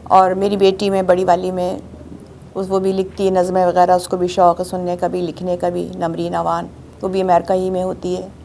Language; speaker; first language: Urdu; native; Urdu